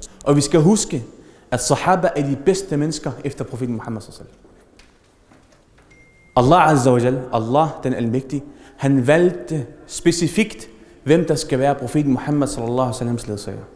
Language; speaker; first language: Danish; early bilingual, other home language; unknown